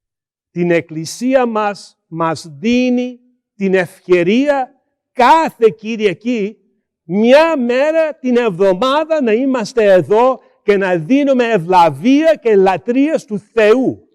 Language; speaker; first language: Greek; early bilingual, heritage; Greek